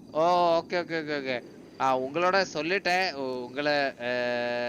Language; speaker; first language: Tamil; non-native, learner; Malayalam